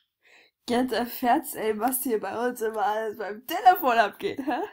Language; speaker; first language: German; native; German